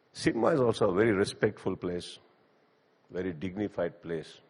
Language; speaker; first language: English; non-native, local second language; Kannada